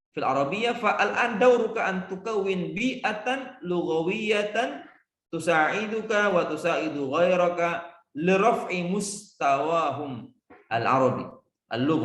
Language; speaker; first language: Arabic; non-native, fluent; Indonesian